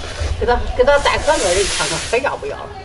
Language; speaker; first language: Chinese; native; Chinese